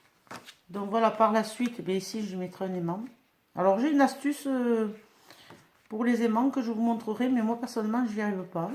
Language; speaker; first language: French; native; French